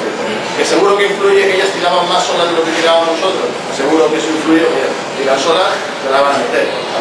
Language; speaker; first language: Spanish; native; Spanish